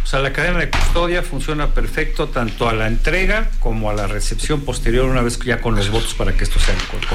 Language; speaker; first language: Spanish; native; Spanish